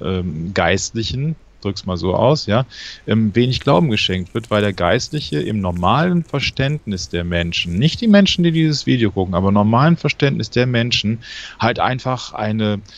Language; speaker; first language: German; native; German